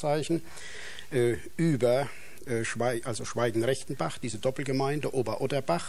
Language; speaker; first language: German; native; German